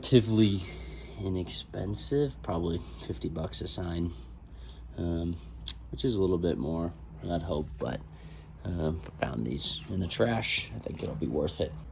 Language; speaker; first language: English; native; English